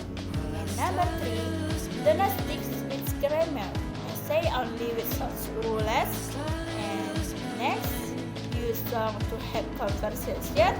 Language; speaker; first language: English; non-native, learner; Indonesian